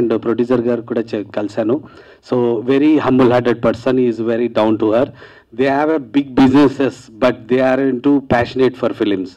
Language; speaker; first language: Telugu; native; Telugu